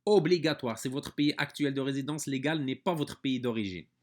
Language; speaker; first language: French; non-native, local second language; Arabic